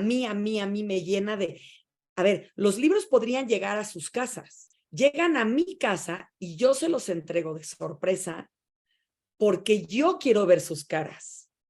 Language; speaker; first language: Spanish; native; Spanish